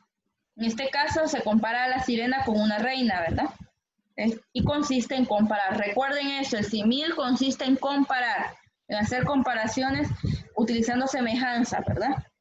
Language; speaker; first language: Spanish; native; Spanish